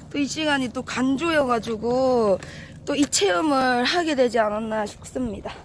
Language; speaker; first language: Korean; native; Korean